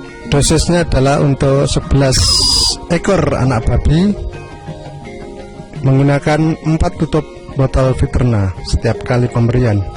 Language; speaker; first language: Indonesian; native; Indonesian